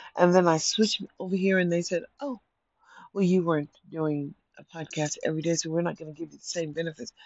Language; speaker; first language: English; native; English